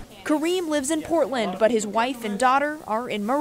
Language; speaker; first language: English; native; English